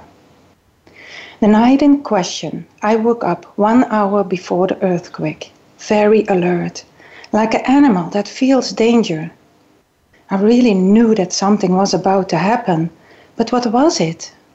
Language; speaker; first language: English; non-native, fluent; Dutch